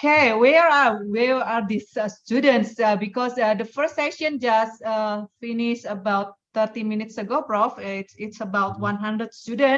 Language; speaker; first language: English; non-native, fluent; Indonesian